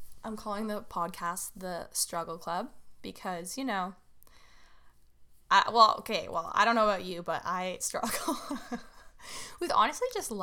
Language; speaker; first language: English; native; English